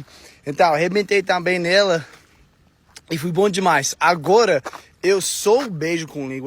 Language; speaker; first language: Portuguese; non-native, learner; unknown